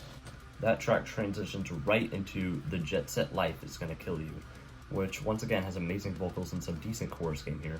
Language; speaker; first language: English; native; English